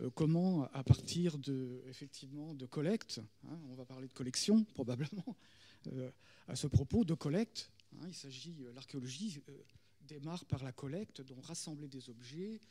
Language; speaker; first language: French; native; French